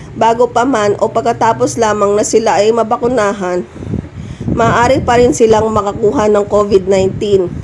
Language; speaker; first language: Filipino; native; Filipino